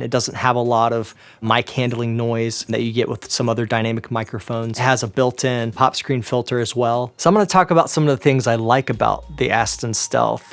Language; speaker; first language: English; native; English